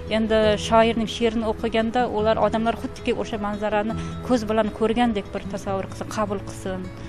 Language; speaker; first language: Uzbek; non-native, local second language; Kazakh